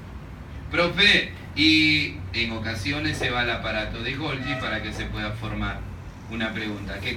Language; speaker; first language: Spanish; native; Spanish